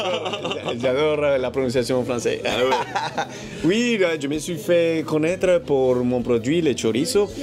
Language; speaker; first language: French; non-native, fluent; Spanish